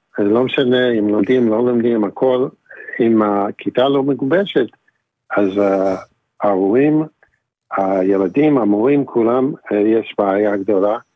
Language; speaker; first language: Hebrew; non-native, fluent; English